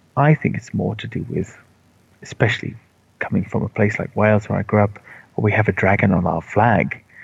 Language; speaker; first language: English; native; English